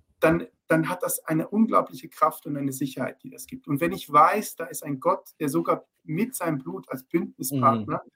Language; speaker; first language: German; early bilingual, heritage; German